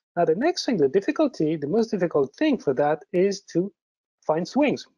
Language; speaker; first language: English; early bilingual, other home language; French